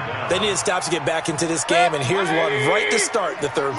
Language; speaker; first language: English; native; English